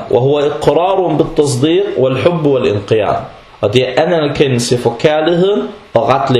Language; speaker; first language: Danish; early bilingual, other home language; Arabic